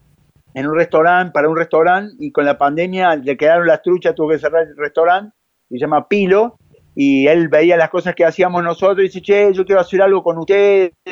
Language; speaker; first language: Spanish; native; Spanish